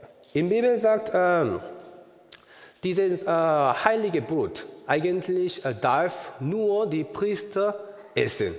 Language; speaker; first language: German; non-native, learner; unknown